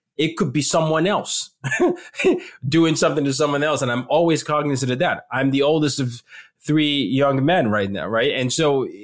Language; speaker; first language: English; non-native, local second language; Yoruba